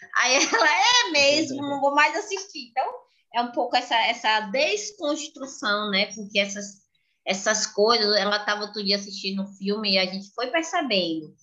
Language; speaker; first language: Portuguese; native; Portuguese